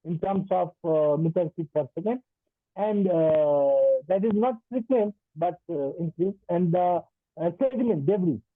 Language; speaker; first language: English; non-native, local second language; Nepali